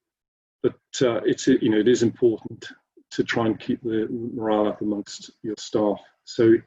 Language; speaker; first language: English; native; English